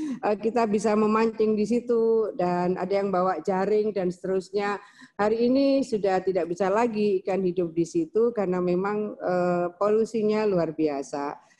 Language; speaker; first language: Indonesian; native; Indonesian